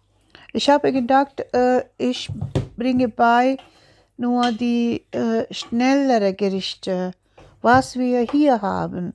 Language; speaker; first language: German; non-native, learner; Tulu